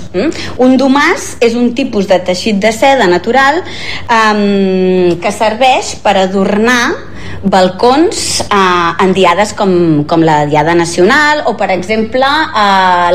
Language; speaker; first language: Catalan; native; Catalan